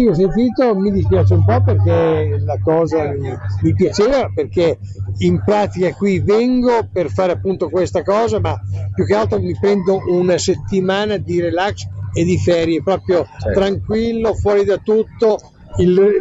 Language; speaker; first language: Italian; native; Italian